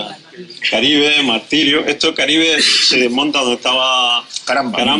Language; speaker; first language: Spanish; native; Spanish